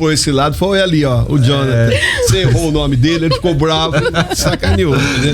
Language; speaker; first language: Portuguese; native; Portuguese